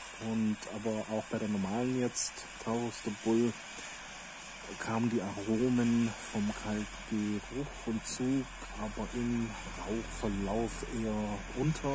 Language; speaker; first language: German; native; German